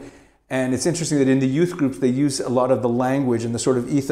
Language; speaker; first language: English; native; English